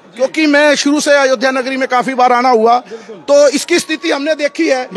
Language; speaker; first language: Hindi; native; Hindi